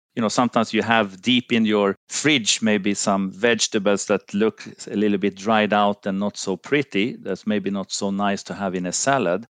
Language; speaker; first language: English; non-native, fluent; Finnish